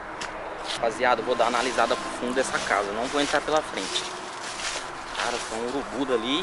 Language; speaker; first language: Portuguese; native; Portuguese